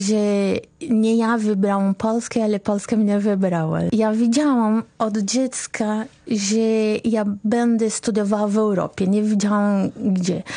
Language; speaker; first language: Polish; non-native, fluent; Portuguese